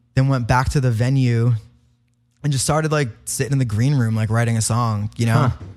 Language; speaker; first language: English; native; English